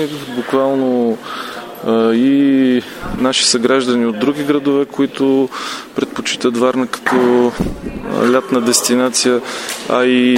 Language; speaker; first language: Bulgarian; native; Bulgarian